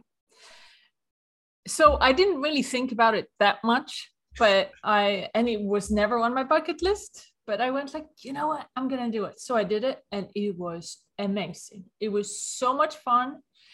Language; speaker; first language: English; non-native, fluent; Swedish